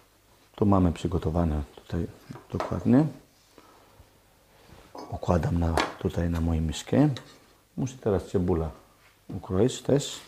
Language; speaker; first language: Polish; non-native, fluent; Greek